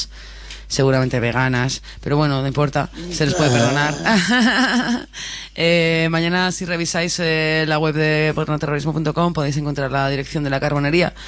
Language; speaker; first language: Spanish; native; Spanish